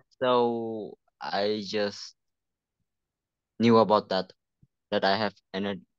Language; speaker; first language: English; non-native, learner; Vietnamese